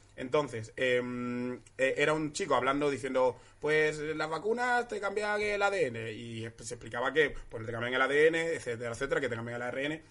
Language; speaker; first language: Spanish; early bilingual, other home language; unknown